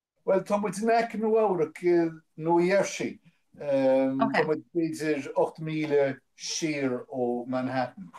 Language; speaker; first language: Irish; non-native, learner; English